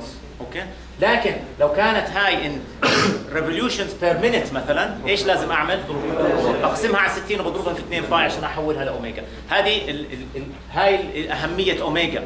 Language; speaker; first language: Arabic; native; Arabic